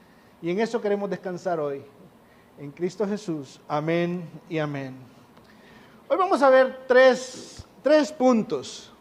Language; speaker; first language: Spanish; native; Spanish